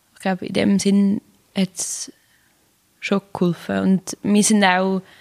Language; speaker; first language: German; native; German